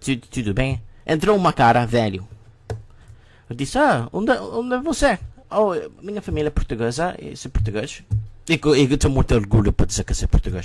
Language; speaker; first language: Portuguese; non-native, learner; English